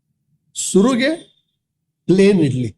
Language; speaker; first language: Kannada; non-native, local second language; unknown